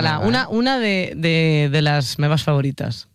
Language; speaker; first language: Catalan; non-native, learner; Spanish